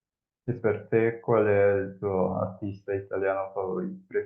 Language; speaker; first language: Italian; non-native, fluent; Spanish